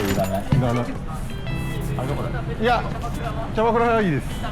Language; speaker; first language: Japanese; native; Japanese